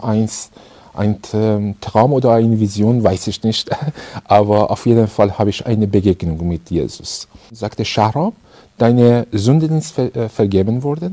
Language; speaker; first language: German; non-native, fluent; Persian